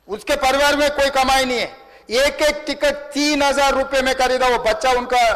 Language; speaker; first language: Hindi; non-native, local second language; Telugu